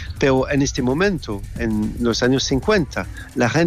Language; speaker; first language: Spanish; non-native, learner; French